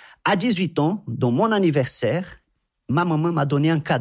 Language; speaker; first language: French; non-native, fluent; Portuguese